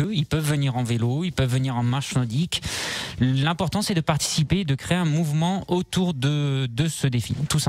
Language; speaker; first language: French; native; French